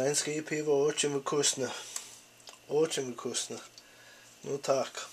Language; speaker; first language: Russian; non-native, learner; English